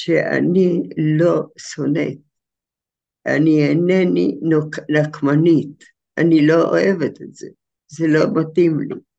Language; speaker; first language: Hebrew; non-native, fluent; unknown